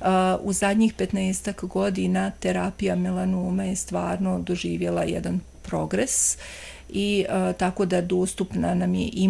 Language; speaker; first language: Croatian; native; Croatian